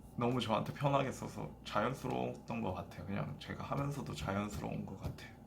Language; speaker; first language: Korean; native; Korean